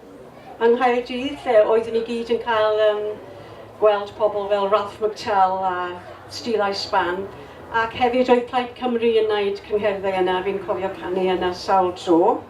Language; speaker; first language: Welsh; non-native, local second language; English